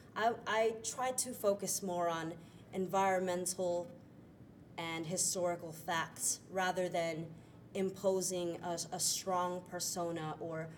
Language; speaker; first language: English; native; English